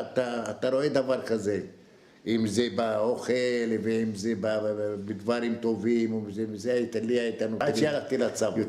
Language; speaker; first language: Hebrew; non-native, fluent; Arabic